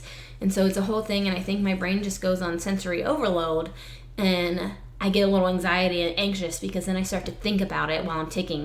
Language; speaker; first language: English; native; English